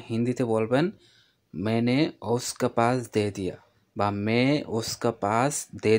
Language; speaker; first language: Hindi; non-native, fluent; Bangla